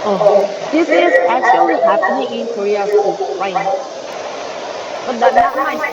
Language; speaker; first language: English; non-native, learner; Korean